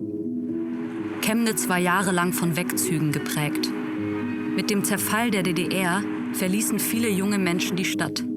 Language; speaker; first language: German; native; German